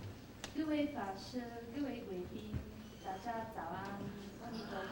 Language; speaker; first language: Chinese; non-native, fluent; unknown